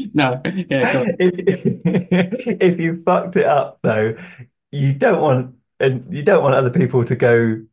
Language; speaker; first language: English; native; English